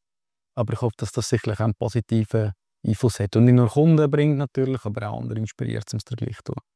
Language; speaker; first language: German; native; German